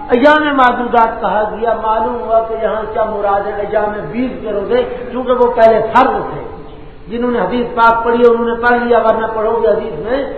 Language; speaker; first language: Urdu; non-native, local second language; Punjabi